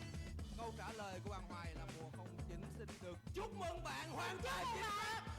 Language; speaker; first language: Vietnamese; native; Vietnamese